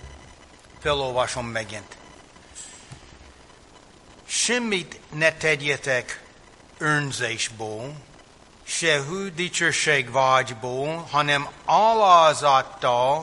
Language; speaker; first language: Hungarian; non-native, fluent; English